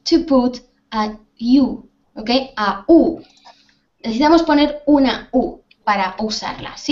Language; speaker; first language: Spanish; native; Spanish